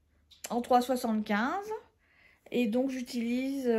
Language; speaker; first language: French; native; French